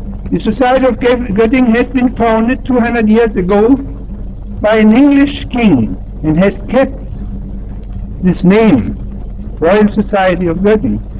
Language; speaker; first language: English; non-native, fluent; German